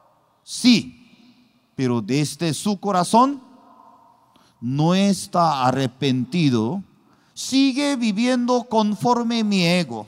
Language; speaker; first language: Spanish; non-native, learner; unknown